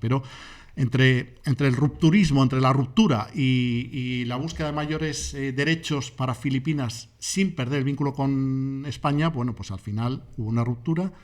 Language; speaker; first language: Spanish; native; Spanish